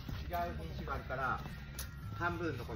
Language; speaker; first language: Japanese; native; Japanese